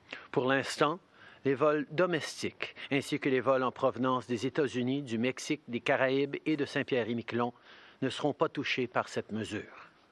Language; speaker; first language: French; native; French